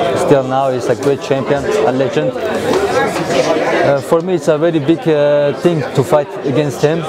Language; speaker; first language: English; non-native, learner; Armenian